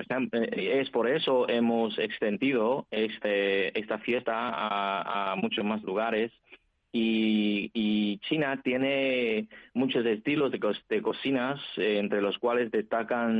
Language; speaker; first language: Spanish; non-native, fluent; Chinese